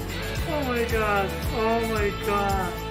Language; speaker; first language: English; non-native, learner; Russian